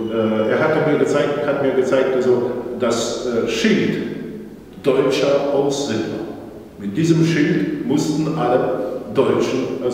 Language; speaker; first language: German; non-native, fluent; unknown